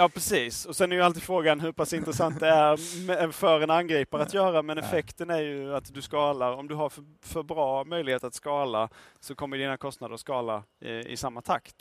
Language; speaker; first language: Swedish; native; Swedish